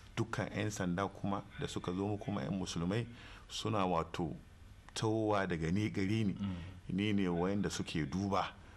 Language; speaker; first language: Hausa; native; Hausa